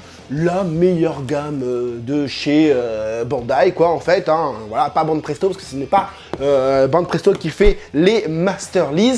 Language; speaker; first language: French; native; French